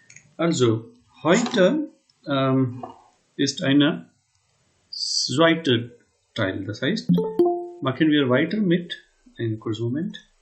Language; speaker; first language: German; non-native, fluent; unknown